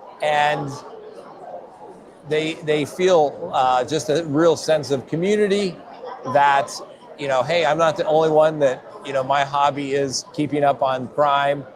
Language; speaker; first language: English; native; English